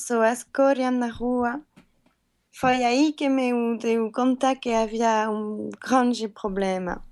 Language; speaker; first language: Portuguese; non-native, learner; French